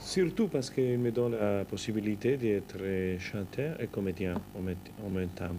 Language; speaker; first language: French; non-native, fluent; Spanish